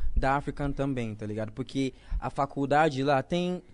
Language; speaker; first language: Portuguese; non-native, fluent; Akan